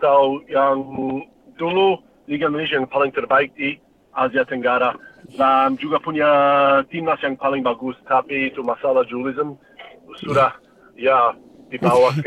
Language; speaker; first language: Indonesian; non-native, fluent; English